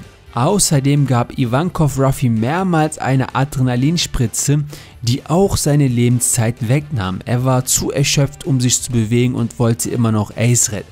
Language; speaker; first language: German; native; German